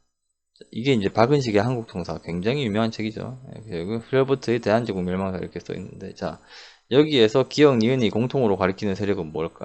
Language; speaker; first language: Korean; native; Korean